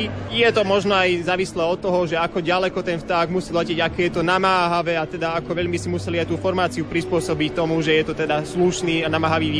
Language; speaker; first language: Slovak; native; Slovak